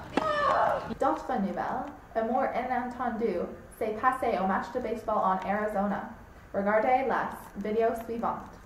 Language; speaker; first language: French; non-native, learner; English